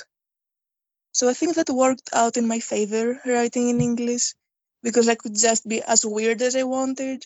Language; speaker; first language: English; non-native, fluent; Greek